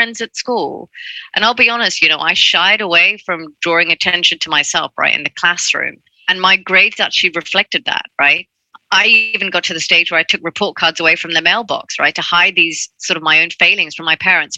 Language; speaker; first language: English; non-native, local second language; Cantonese